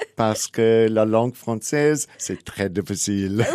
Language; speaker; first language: French; non-native, learner; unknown